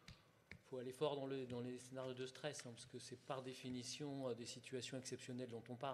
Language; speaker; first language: French; native; French